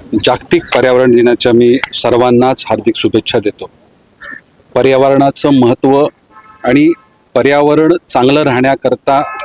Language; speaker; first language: Marathi; native; Marathi